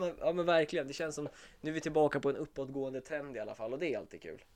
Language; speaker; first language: Swedish; native; Swedish